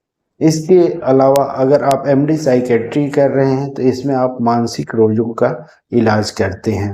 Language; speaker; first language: Hindi; native; Hindi